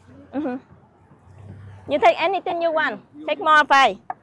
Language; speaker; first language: English; non-native, learner; Vietnamese